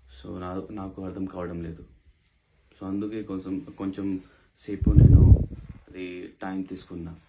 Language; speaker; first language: Telugu; non-native, local second language; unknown